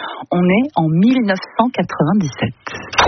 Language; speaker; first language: French; native; French